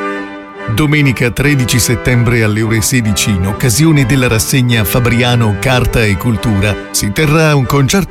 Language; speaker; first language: Italian; native; Italian